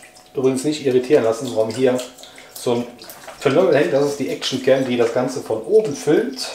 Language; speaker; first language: German; native; German